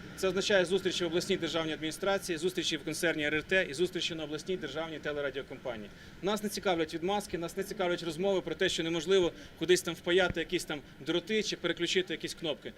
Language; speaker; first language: Ukrainian; native; Ukrainian